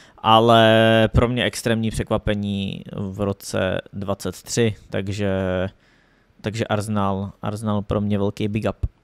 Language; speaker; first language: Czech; native; Czech